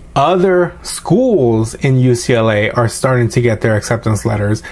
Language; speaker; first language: English; native; English